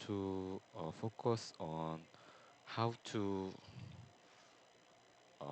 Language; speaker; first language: English; non-native, learner; Korean